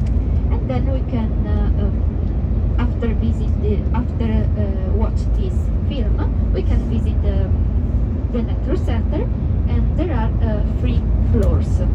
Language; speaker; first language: English; non-native, fluent; Spanish